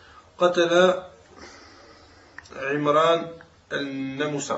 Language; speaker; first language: Arabic; non-native, learner; French